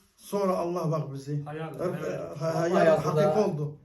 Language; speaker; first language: Turkish; early bilingual, heritage; Arabic